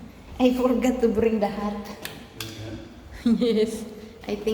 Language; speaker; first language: English; non-native, learner; Filipino